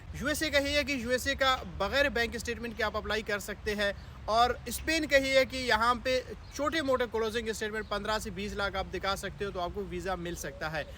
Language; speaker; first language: Hindi; non-native, local second language; Punjabi